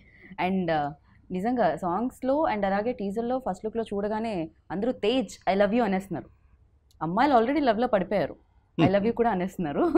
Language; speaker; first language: Telugu; native; Telugu